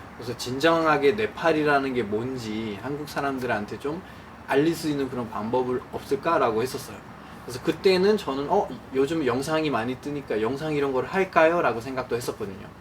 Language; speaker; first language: Korean; non-native, fluent; Nepali